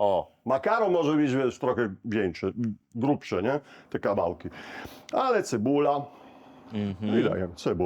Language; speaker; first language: Polish; non-native, learner; Italian